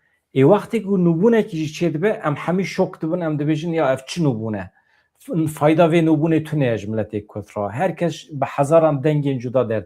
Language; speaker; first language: Kurdish; native; Kurdish